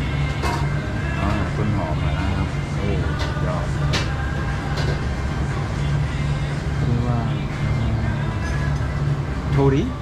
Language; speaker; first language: Japanese; non-native, learner; Thai